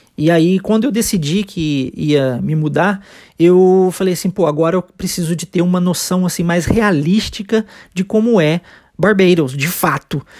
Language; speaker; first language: Portuguese; early bilingual, heritage; Portuguese